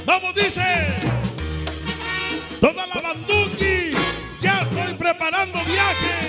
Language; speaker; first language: Spanish; native; Spanish